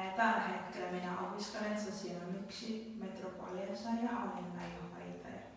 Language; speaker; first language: Finnish; early bilingual, other home language; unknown